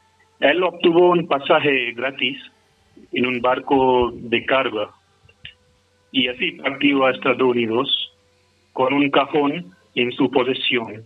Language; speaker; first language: Spanish; non-native, fluent; Hindi